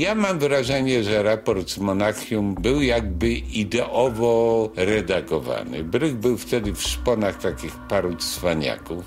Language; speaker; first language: Polish; native; Polish